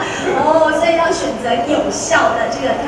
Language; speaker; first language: Chinese; native; Chinese